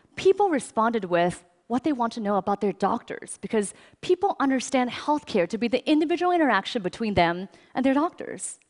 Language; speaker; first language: English; early bilingual, other home language; Chinese